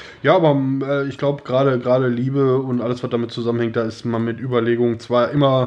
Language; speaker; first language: German; native; German